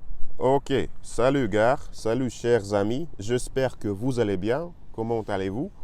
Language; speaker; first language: French; non-native, learner; Russian